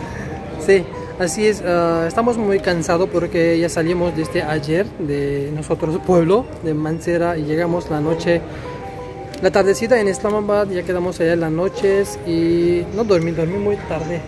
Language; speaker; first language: Spanish; non-native, learner; Urdu